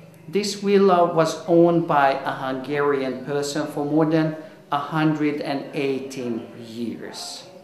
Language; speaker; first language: English; non-native, fluent; Hungarian